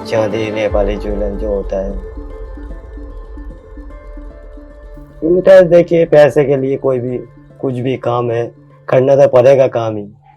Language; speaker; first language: Hindi; non-native, local second language; Bangla